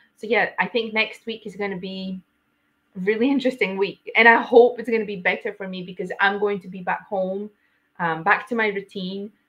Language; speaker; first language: English; non-native, fluent; Latvian